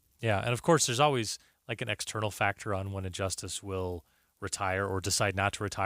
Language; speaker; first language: English; native; English